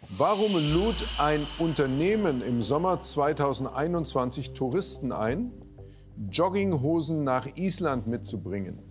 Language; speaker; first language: German; native; German